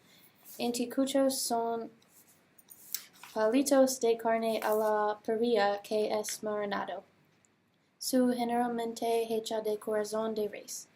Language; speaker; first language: Spanish; non-native, learner; English